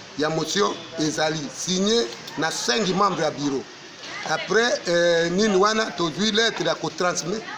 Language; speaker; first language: Lingala; native; Lingala